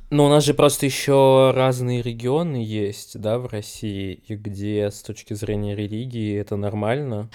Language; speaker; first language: Russian; native; Russian